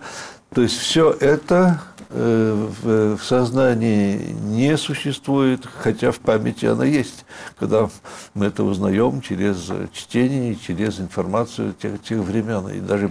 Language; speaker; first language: Russian; early bilingual, heritage; Russian